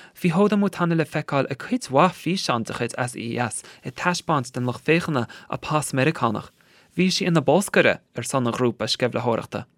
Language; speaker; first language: Irish; native; Irish